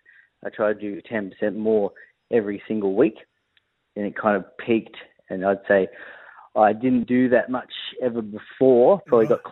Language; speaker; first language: English; native; English